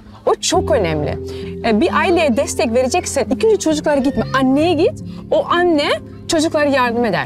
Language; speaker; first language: Turkish; early bilingual, heritage; Turkish